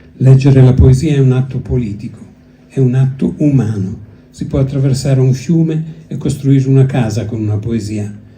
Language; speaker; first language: Italian; early bilingual, other home language; Greek